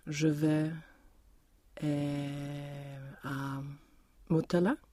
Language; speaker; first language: French; non-native, learner; Swedish